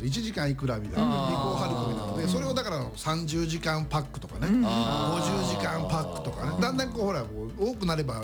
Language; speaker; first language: Japanese; native; Japanese